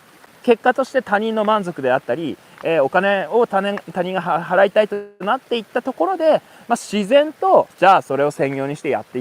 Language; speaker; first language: Japanese; native; Japanese